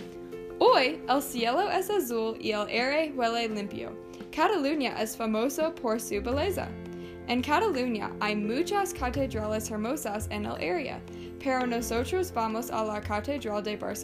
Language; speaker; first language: Spanish; non-native, learner; English